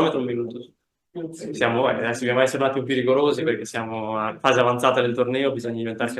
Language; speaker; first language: Italian; native; Italian